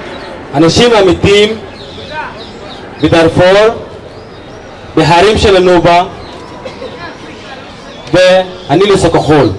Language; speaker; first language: Hebrew; non-native, fluent; Arabic